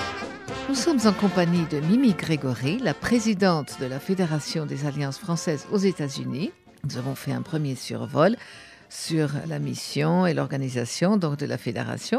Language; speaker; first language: French; native; French